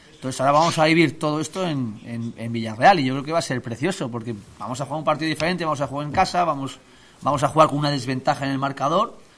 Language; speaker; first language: Spanish; native; Spanish